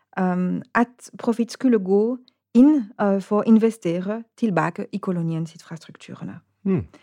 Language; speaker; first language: Norwegian; non-native, fluent; French